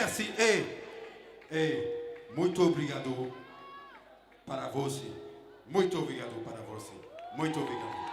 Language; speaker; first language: Portuguese; non-native, learner; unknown